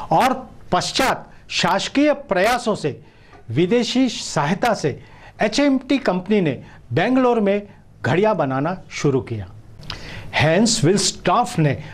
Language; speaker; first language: Hindi; non-native, local second language; Marathi